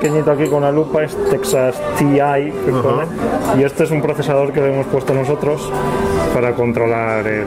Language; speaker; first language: Spanish; native; Spanish